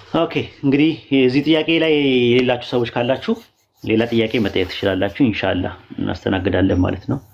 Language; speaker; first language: Amharic; native; Amharic